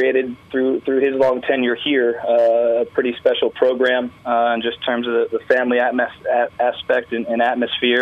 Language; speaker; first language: English; native; English